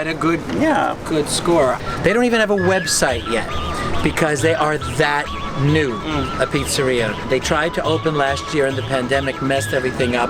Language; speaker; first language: English; native; English